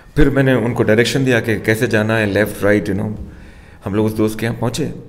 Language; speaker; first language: Hindi; non-native, local second language; Urdu